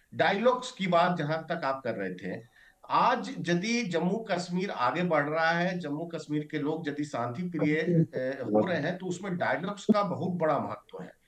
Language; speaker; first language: Hindi; native; Hindi